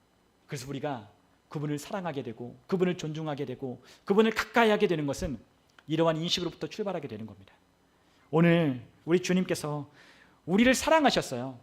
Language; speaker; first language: Korean; native; Korean